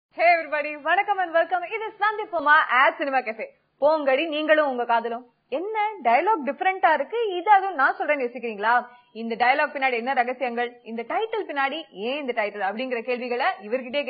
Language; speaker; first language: Tamil; native; Tamil